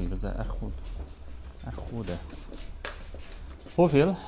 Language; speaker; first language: Dutch; non-native, learner; Turkish